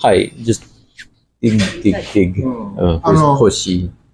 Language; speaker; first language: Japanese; non-native, learner; English